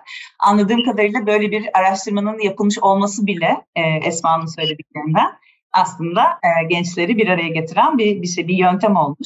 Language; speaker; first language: Turkish; native; Turkish